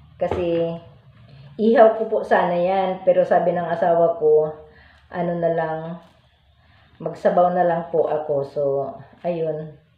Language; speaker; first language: Filipino; non-native, local second language; Iloko